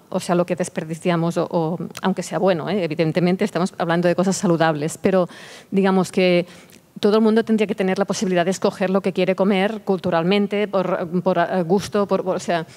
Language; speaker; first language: Spanish; non-native, local second language; Catalan